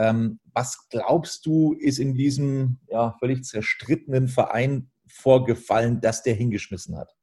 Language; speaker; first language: German; native; German